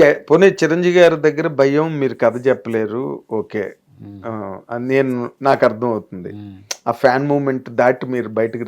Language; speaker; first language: Telugu; native; Telugu